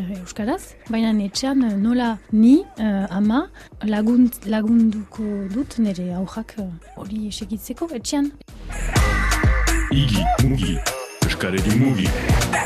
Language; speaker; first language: Basque; non-native, local second language; French